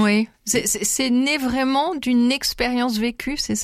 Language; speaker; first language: French; native; French